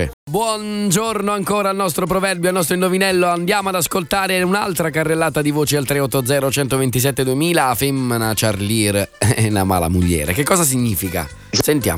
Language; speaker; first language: Italian; native; Italian